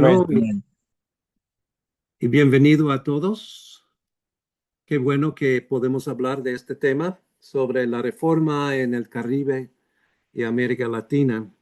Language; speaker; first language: Spanish; non-native, fluent; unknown